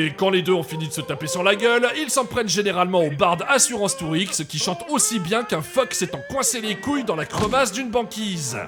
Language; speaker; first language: French; native; French